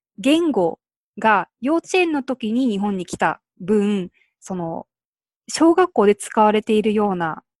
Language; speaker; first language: Japanese; early bilingual, other home language; Korean